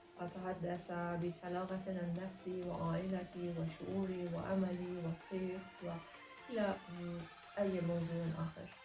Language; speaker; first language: Arabic; non-native, learner; Azerbaijani